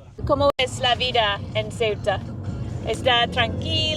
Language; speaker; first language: Spanish; non-native, learner; English